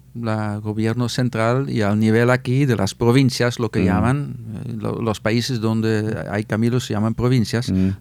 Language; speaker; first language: Spanish; non-native, fluent; Dutch